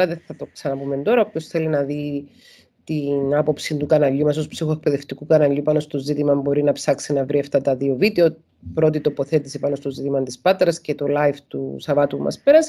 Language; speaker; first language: Greek; native; Greek